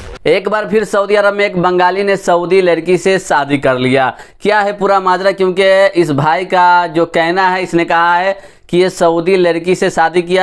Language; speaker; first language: Hindi; native; Hindi